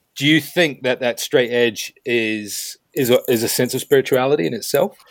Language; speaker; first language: English; native; English